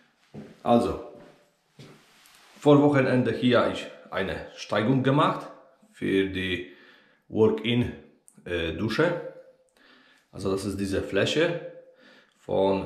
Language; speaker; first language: German; non-native, learner; Polish